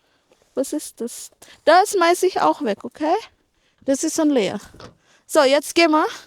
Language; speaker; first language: German; non-native, fluent; Indonesian